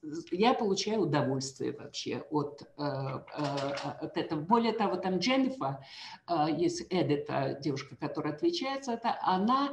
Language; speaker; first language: Russian; native; Russian